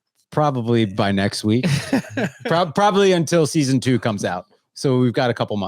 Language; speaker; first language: English; native; English